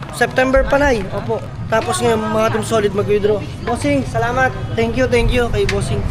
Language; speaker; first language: Filipino; native; Filipino